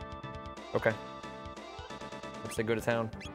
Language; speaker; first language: English; native; English